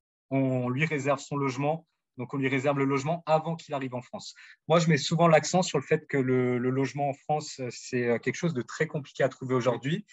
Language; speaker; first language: French; native; French